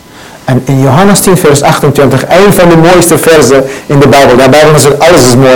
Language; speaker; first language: Dutch; non-native, learner; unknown